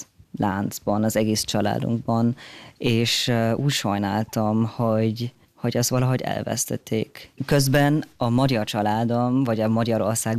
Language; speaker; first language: Hungarian; non-native, fluent; German